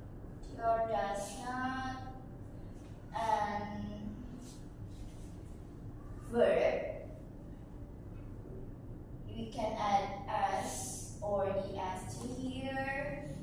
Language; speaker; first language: English; non-native, learner; Indonesian